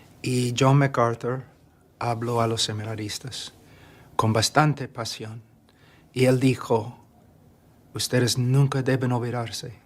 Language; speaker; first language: Spanish; non-native, fluent; English